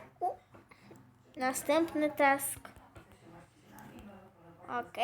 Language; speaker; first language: Polish; native; Polish